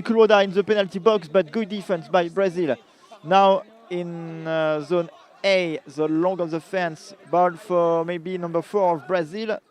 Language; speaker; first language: English; non-native, learner; French